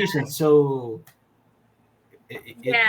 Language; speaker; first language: English; non-native, learner; Portuguese